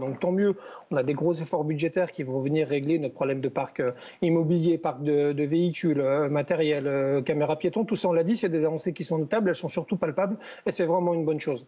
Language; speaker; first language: French; native; French